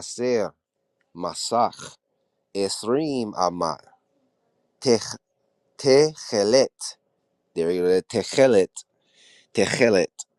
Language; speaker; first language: Hebrew; non-native, learner; English